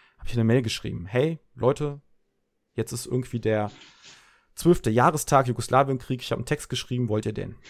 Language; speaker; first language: German; early bilingual, other home language; Serbian